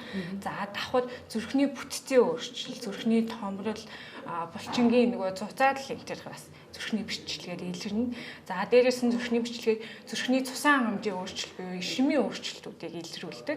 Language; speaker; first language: Mongolian; native; Mongolian